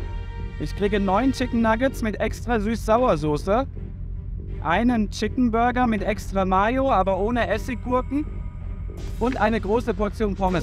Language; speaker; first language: German; native; German